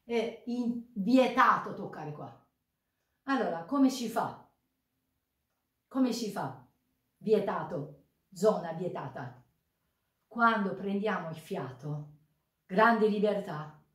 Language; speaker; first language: Italian; non-native, learner; Japanese